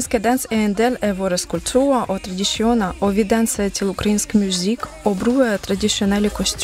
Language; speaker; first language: Danish; non-native, learner; Ukrainian